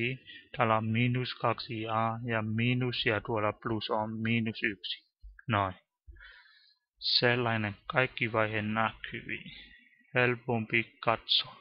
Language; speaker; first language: Finnish; non-native, learner; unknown